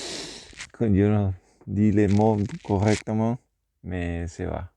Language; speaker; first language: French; non-native, learner; Spanish